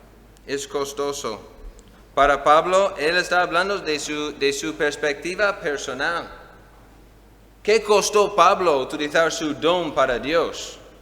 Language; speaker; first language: Spanish; non-native, fluent; English